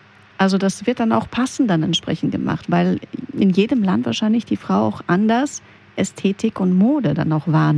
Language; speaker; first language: German; native; German